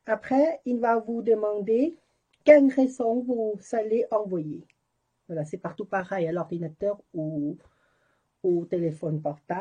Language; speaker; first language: French; non-native, learner; Thai